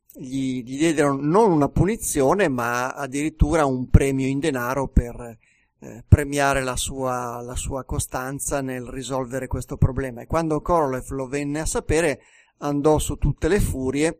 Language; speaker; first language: Italian; native; Italian